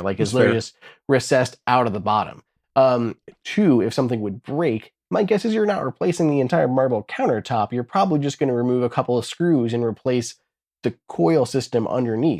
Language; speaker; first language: English; native; English